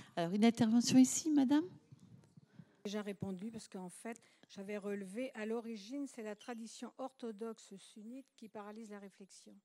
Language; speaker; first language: French; non-native, local second language; Arabic